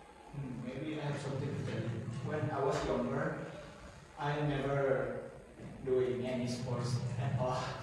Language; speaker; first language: English; non-native, learner; Indonesian